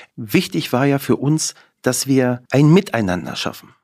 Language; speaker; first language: German; native; German